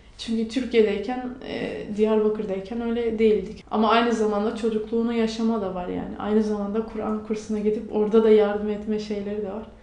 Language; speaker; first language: Turkish; non-native, local second language; Kurdish